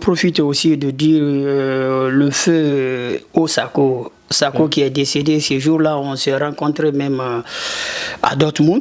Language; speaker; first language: French; non-native, local second language; Susu